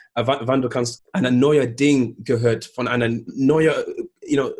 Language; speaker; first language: German; non-native, learner; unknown